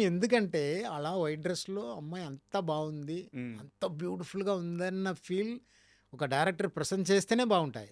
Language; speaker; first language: Telugu; non-native, learner; Tamil